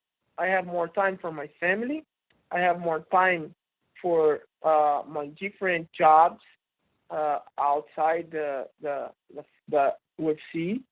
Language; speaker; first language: English; non-native, learner; Portuguese